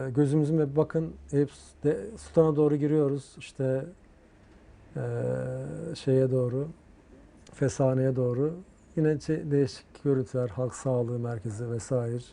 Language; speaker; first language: Turkish; native; Turkish